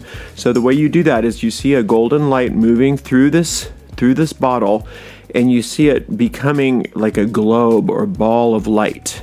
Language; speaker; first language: English; native; English